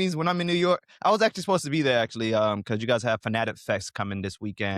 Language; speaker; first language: English; native; English